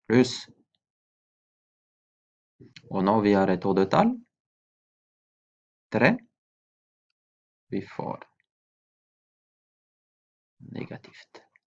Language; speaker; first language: Norwegian; non-native, fluent; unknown